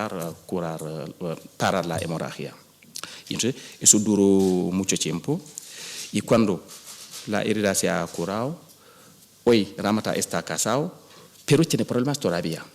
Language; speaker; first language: Spanish; non-native, fluent; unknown